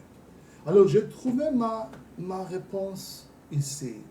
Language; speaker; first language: French; non-native, learner; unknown